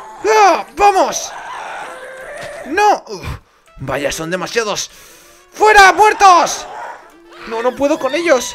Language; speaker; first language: Spanish; native; Spanish